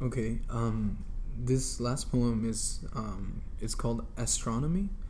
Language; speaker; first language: English; early bilingual, other home language; Spanish